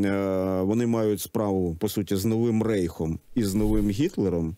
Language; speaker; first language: Ukrainian; native; Ukrainian